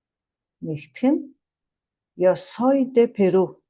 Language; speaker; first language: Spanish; non-native, fluent; Mongolian